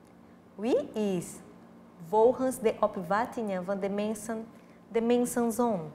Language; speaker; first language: Dutch; non-native, fluent; Portuguese